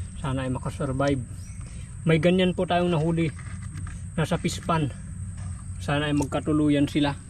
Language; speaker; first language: Filipino; non-native, local second language; Iloko